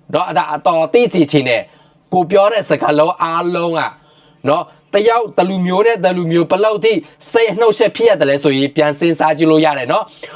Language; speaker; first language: Burmese; non-native, local second language; Mon